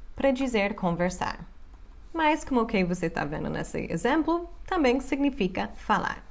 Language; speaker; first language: Portuguese; non-native, fluent; English